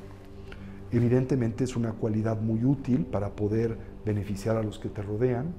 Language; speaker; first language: Spanish; native; Spanish